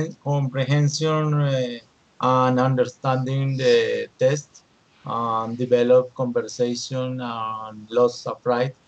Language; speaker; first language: English; non-native, learner; Spanish